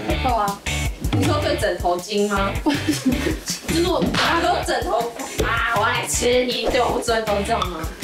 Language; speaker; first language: Chinese; native; Chinese